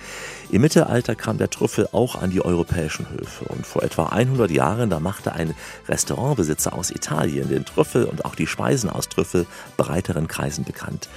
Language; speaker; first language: German; native; German